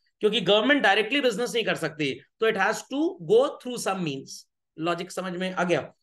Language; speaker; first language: Hindi; native; Hindi